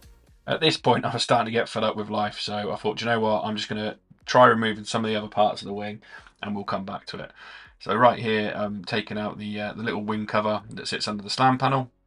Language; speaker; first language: English; native; English